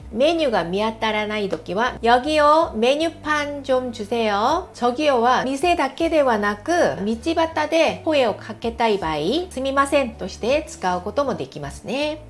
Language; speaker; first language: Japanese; non-native, fluent; Korean